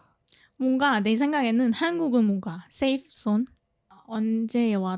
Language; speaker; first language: Korean; non-native, fluent; Thai